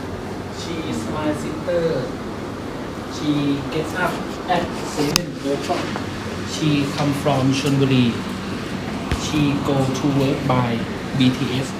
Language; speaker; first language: English; non-native, learner; Thai